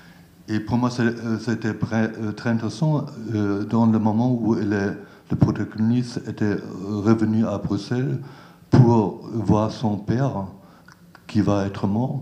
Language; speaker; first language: French; non-native, learner; German